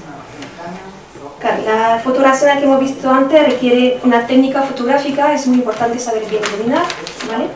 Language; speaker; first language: Spanish; non-native, fluent; French